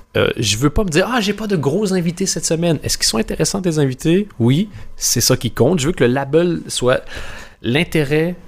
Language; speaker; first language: French; native; French